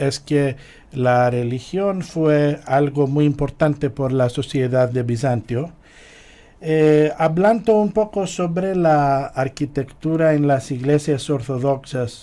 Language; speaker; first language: Spanish; non-native, fluent; Greek